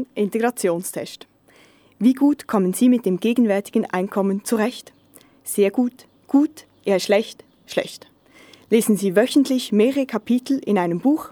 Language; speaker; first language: German; native; German